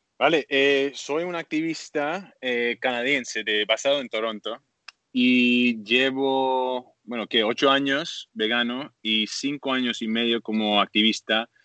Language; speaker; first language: Spanish; early bilingual, heritage; Spanish